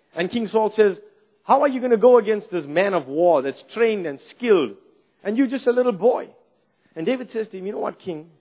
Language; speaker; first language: English; native; English